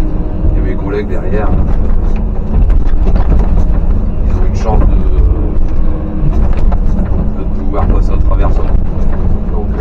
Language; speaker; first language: French; native; French